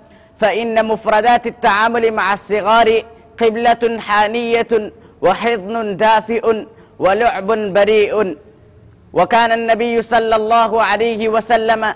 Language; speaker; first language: Arabic; non-native, learner; Urdu